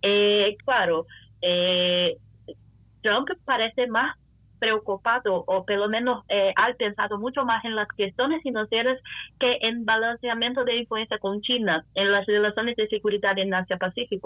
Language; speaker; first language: Spanish; non-native, fluent; Portuguese